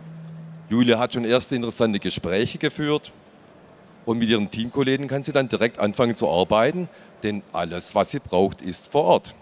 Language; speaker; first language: German; native; German